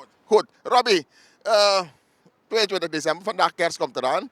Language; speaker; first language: Dutch; native; Dutch